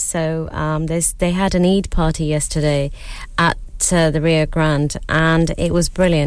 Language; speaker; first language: English; early bilingual, other home language; Urdu